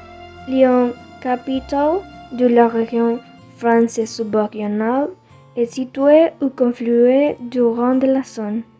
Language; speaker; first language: French; non-native, learner; Spanish